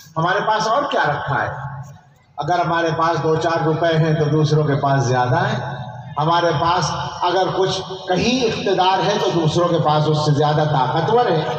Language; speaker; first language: Urdu; native; Urdu